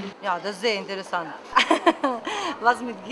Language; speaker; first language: German; non-native, learner; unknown